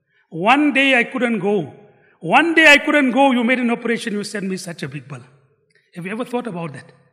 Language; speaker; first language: English; non-native, local second language; Gujarati